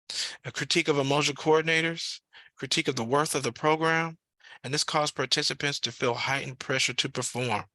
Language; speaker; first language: English; native; English